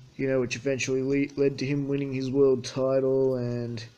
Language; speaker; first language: English; native; English